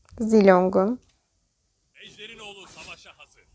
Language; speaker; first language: Turkish; native; Turkish